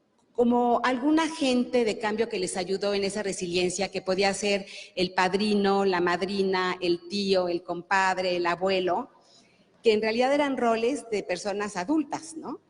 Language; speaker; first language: Spanish; native; Spanish